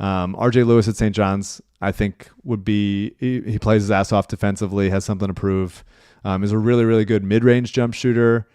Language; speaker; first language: English; native; English